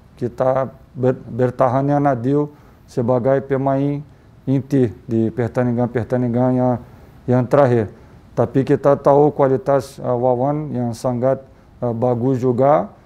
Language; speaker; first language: Indonesian; non-native, learner; Portuguese